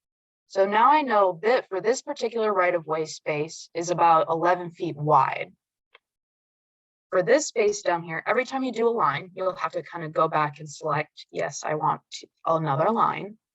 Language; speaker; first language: English; native; English